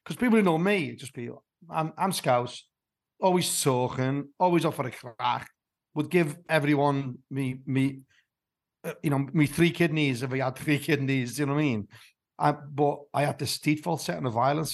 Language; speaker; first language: English; native; English